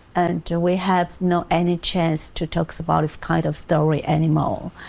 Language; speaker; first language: English; non-native, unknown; Chinese